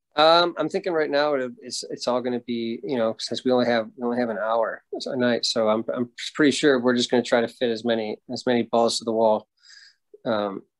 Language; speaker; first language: English; native; English